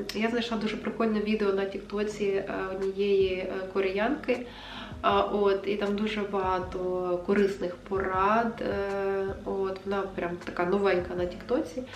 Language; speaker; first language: Ukrainian; non-native, local second language; Russian